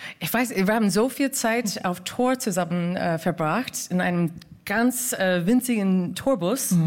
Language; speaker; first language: German; non-native, fluent; English